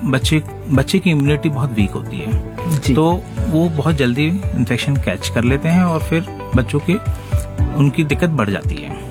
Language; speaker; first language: Hindi; native; Hindi